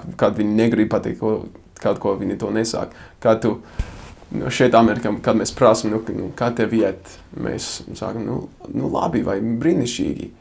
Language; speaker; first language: Latvian; non-native, fluent; English